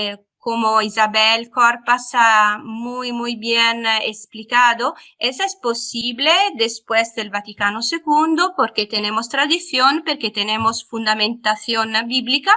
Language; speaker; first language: Spanish; non-native, fluent; Italian